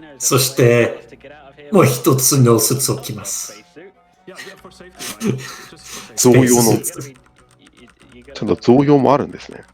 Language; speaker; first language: Japanese; native; Japanese